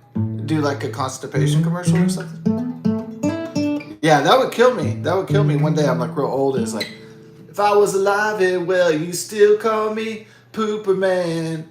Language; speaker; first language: English; native; English